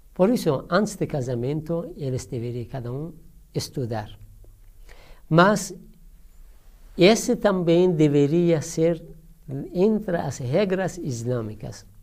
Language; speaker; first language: Portuguese; non-native, learner; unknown